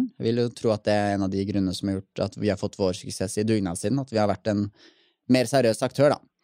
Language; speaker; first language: Norwegian; native; Norwegian